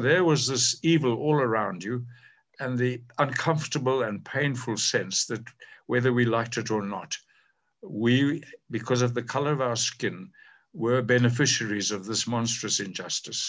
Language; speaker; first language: English; native; English